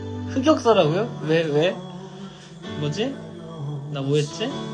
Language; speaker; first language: Korean; native; Korean